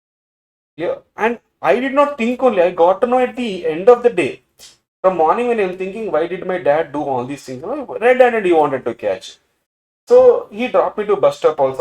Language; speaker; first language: English; non-native, local second language; Tamil